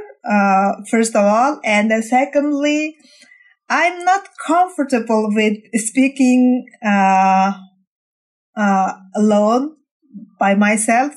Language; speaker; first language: English; non-native, fluent; Mongolian